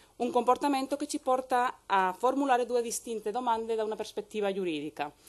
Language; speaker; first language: Italian; non-native, fluent; Spanish